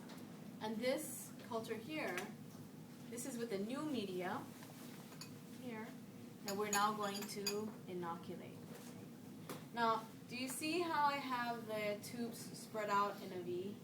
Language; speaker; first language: English; native; English